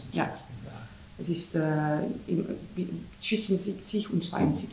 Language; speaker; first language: German; non-native, learner; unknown